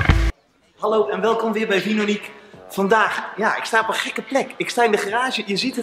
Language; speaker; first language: Dutch; native; Dutch